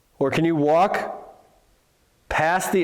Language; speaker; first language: English; native; English